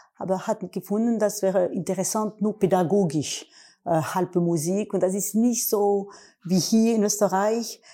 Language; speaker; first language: German; non-native, learner; French